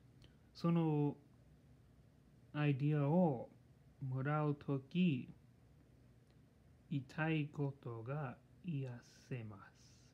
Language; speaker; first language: Japanese; non-native, learner; English